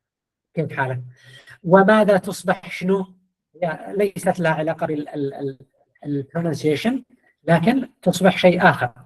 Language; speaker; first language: Arabic; non-native, fluent; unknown